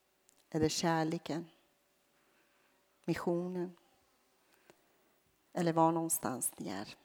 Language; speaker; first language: Swedish; non-native, fluent; Persian